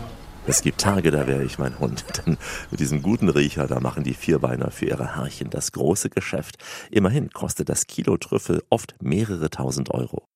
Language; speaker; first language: German; native; German